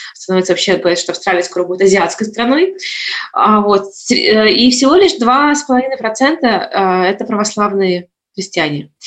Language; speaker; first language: Russian; native; Russian